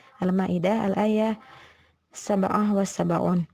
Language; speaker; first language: Arabic; non-native, learner; Indonesian